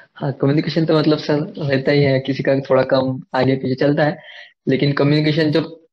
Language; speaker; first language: Hindi; non-native, local second language; Marathi